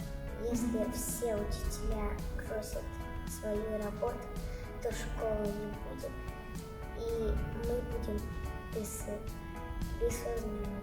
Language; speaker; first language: Russian; non-native, local second language; Kazakh